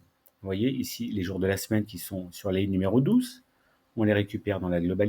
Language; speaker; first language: French; native; French